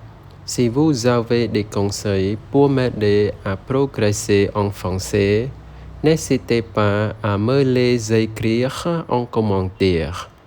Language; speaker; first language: French; non-native, learner; Khmer